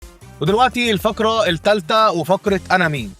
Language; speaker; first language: Arabic; native; Arabic